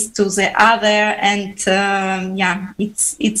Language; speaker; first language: English; non-native, fluent; Uzbek